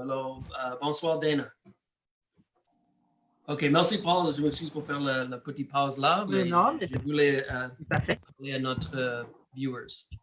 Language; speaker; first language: French; non-native, learner; English